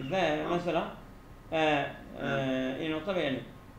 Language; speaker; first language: Arabic; non-native, fluent; Turkish